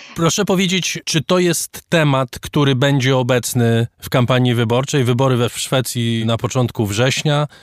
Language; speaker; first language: Polish; native; Polish